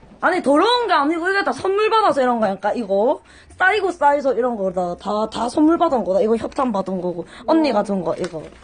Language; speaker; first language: Korean; native; Korean